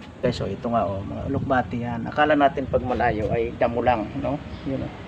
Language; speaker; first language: Filipino; non-native, local second language; Cebuano